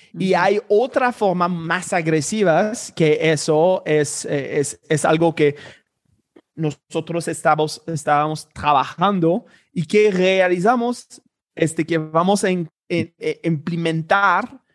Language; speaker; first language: Spanish; non-native, fluent; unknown